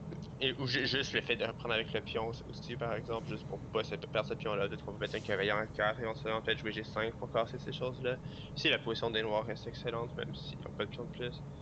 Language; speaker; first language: French; native; French